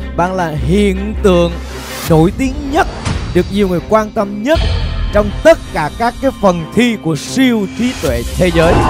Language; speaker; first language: Vietnamese; native; Vietnamese